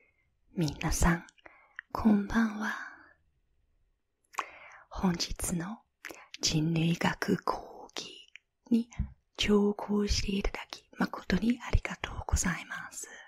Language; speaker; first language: Japanese; non-native, fluent; English